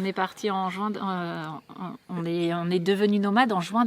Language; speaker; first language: French; native; French